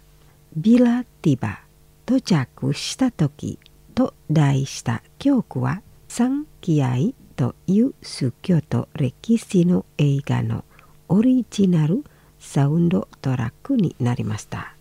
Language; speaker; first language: Japanese; non-native, fluent; Indonesian